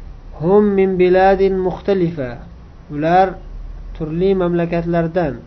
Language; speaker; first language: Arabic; non-native, fluent; Uzbek